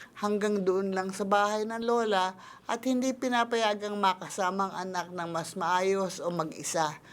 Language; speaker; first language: Filipino; native; Filipino